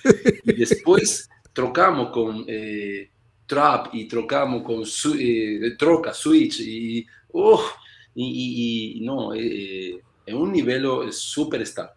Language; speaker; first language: Spanish; non-native, learner; Portuguese